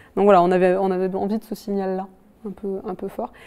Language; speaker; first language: French; native; French